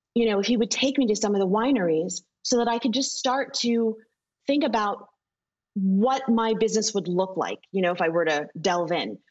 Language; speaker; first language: English; native; English